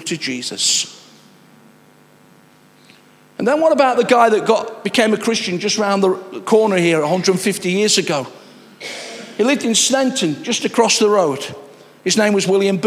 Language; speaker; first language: English; native; English